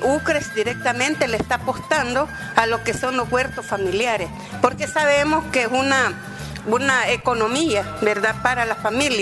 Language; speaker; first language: Spanish; native; Spanish